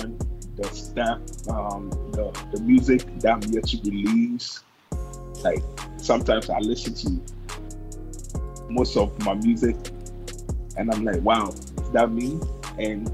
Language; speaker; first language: English; non-native, local second language; Akan